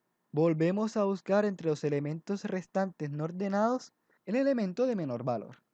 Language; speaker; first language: Spanish; native; Spanish